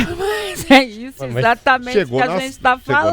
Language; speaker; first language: Portuguese; native; Portuguese